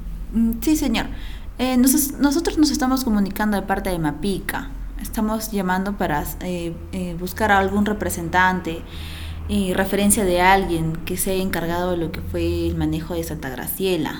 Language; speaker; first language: Spanish; native; Spanish